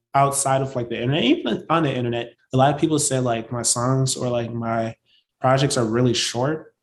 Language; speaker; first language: English; native; English